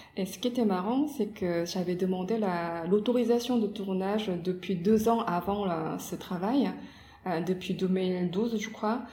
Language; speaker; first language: French; non-native, fluent; Korean